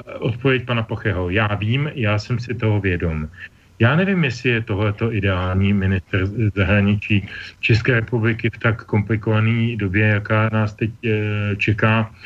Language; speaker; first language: Czech; native; Czech